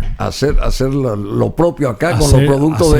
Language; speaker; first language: Spanish; native; Spanish